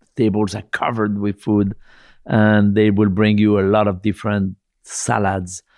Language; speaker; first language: English; non-native, fluent; French